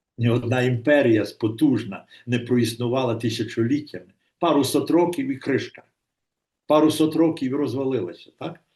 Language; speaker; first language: Ukrainian; native; Ukrainian